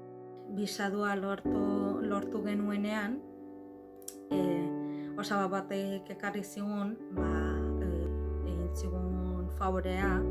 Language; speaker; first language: Basque; non-native, fluent; Arabic